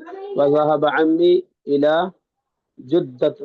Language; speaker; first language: Arabic; non-native, learner; Urdu